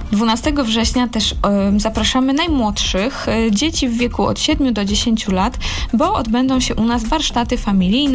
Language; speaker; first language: Polish; native; Polish